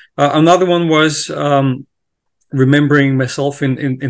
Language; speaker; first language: English; non-native, fluent; Macedonian